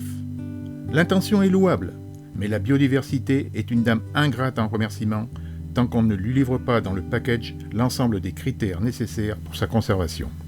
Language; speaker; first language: French; native; French